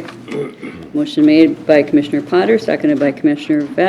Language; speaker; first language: English; native; English